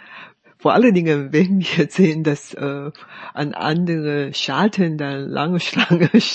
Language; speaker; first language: German; non-native, fluent; Chinese